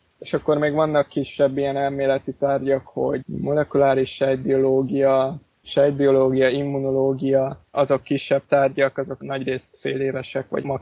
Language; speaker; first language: Hungarian; native; Hungarian